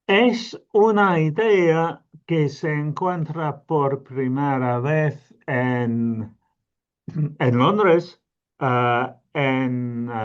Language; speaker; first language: Spanish; non-native, fluent; English